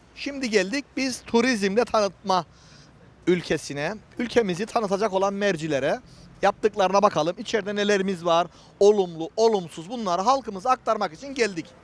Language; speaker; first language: Turkish; native; Turkish